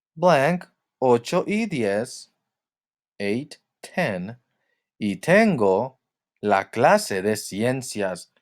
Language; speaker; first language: Spanish; non-native, fluent; English